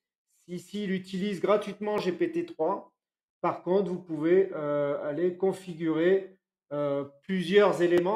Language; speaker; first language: French; native; French